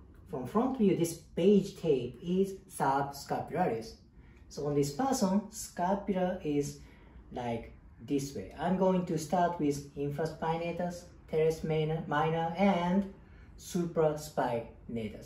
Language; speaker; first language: English; non-native, fluent; Japanese